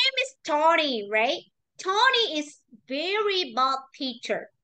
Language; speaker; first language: English; non-native, learner; Vietnamese